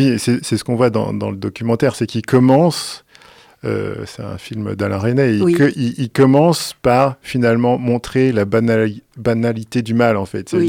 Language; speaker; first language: French; native; French